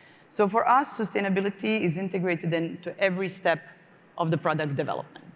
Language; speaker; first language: English; non-native, fluent; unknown